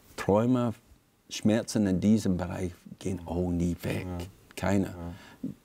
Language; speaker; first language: German; non-native, fluent; English